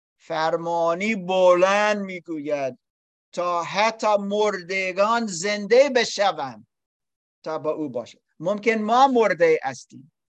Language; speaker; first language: Persian; non-native, learner; English